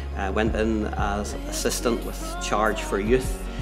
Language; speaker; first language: English; native; English